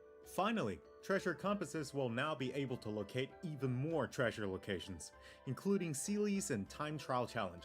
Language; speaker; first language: English; native; English